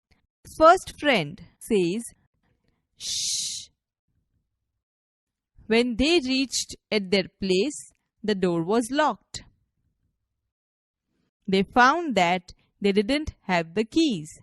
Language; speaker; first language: English; non-native, local second language; Gujarati